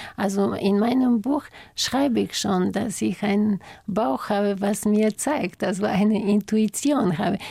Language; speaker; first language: German; non-native, fluent; Bulgarian